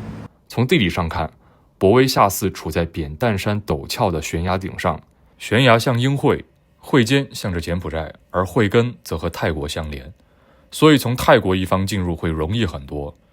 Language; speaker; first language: Chinese; native; Chinese